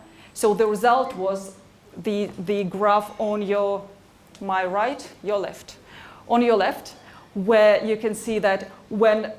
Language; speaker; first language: English; non-native, fluent; Hebrew